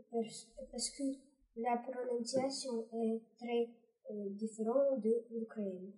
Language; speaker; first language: French; non-native, learner; Ukrainian